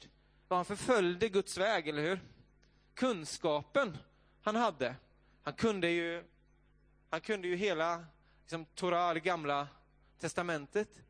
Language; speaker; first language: Swedish; native; Swedish